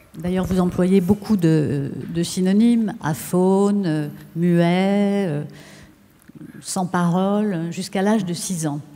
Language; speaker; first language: French; native; French